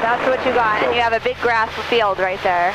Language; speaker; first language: English; native; English